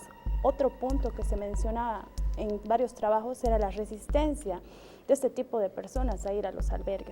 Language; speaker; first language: Spanish; native; Spanish